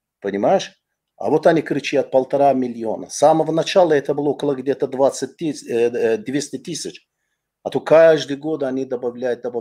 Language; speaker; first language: Russian; non-native, fluent; Azerbaijani